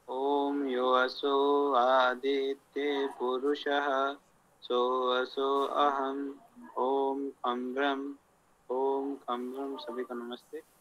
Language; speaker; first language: Hindi; native; Hindi